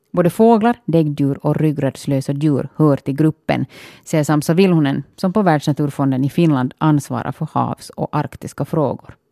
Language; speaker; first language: Swedish; native; Swedish